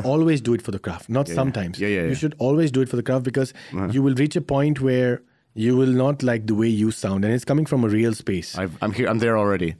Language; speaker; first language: English; early bilingual, heritage; Arabic